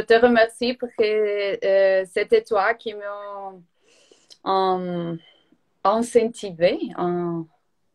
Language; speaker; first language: French; non-native, learner; Portuguese